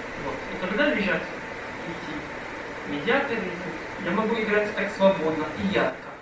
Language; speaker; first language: Russian; non-native, fluent; Arabic